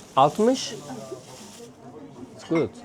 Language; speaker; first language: English; non-native, learner; Turkish